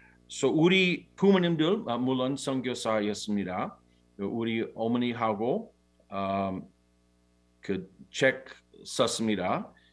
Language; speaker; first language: Korean; non-native, learner; English